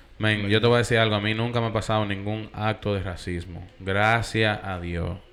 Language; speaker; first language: Spanish; early bilingual, heritage; Spanish